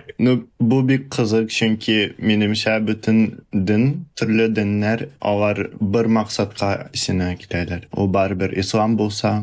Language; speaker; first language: Tatar; early bilingual, heritage; Russian